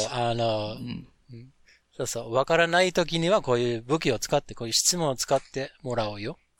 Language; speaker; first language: Japanese; non-native, fluent; English